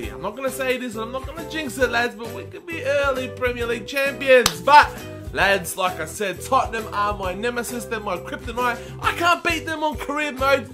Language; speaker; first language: English; native; English